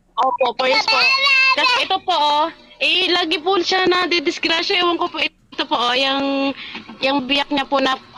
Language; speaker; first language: Filipino; native; Filipino